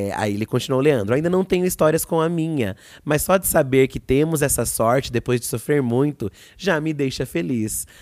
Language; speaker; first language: Portuguese; native; Portuguese